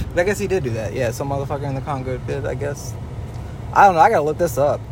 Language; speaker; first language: English; native; English